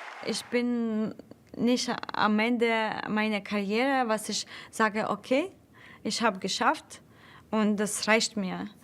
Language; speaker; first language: German; non-native, fluent; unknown